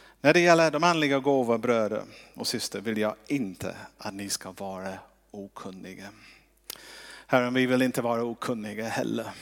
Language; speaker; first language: Swedish; non-native, fluent; English